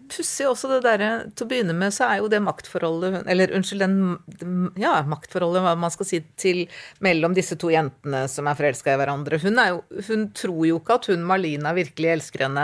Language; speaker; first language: Norwegian; native; Norwegian